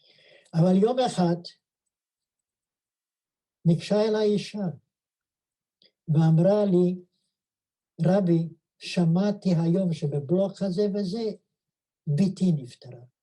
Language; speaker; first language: Hebrew; non-native, fluent; Yiddish